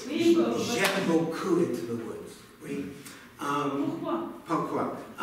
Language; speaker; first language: French; non-native, fluent; English